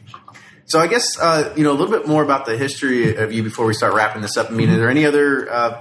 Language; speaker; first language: English; native; English